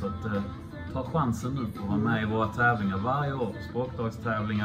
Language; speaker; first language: Swedish; native; Swedish